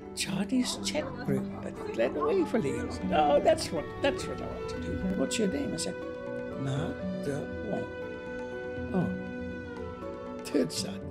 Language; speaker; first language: English; non-native, fluent; Indonesian